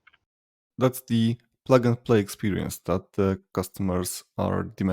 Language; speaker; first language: English; non-native, fluent; Polish